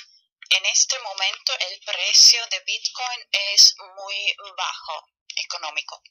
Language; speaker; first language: Spanish; non-native, fluent; German